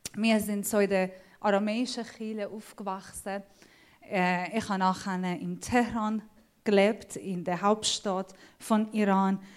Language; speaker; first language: German; non-native, fluent; Assyrian Neo-Aramaic